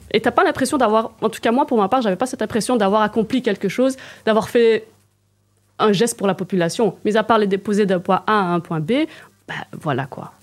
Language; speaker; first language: French; native; French